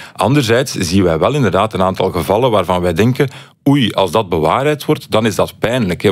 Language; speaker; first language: Dutch; native; Dutch